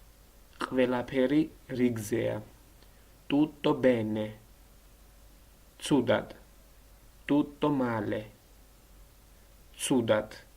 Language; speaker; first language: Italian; non-native, learner; Georgian